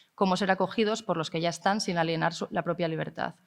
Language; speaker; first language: Spanish; non-native, local second language; Catalan